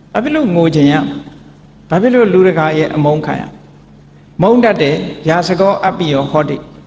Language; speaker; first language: Burmese; native; Burmese